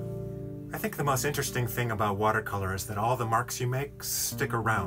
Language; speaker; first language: English; native; English